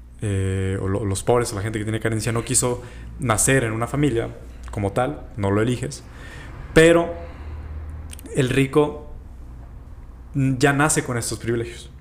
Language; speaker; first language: Spanish; native; Spanish